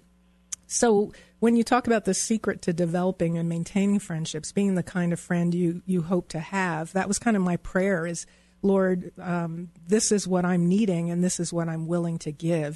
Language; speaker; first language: English; native; English